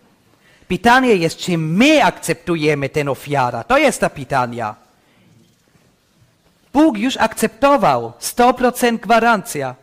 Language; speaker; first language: Polish; non-native, learner; English